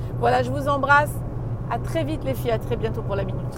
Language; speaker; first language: French; native; French